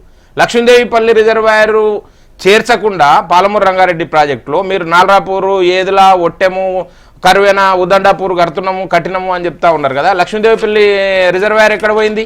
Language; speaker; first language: Telugu; native; Telugu